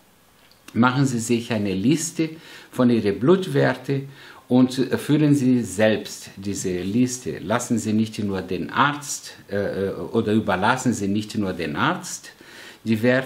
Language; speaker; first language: German; non-native, fluent; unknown